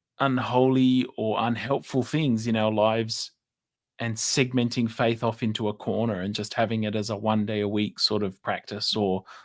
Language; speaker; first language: English; native; English